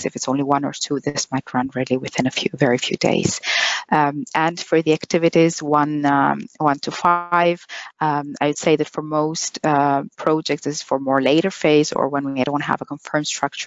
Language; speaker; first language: English; non-native, fluent; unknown